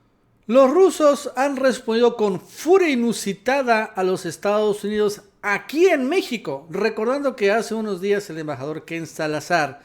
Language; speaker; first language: Spanish; native; Spanish